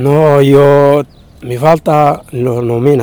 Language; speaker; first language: Spanish; non-native, learner; Arabic